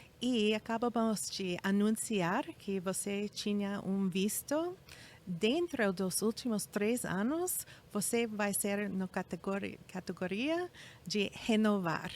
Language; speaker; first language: Portuguese; non-native, fluent; English